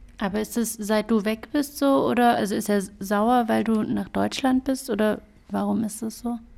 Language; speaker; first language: German; native; German